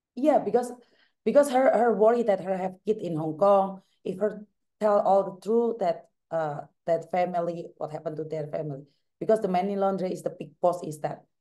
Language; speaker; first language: English; non-native, learner; Javanese